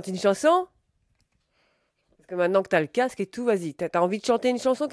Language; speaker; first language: French; native; French